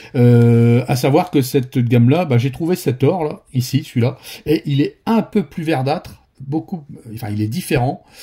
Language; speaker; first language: French; native; French